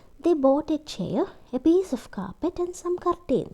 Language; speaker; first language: English; non-native, local second language; Malayalam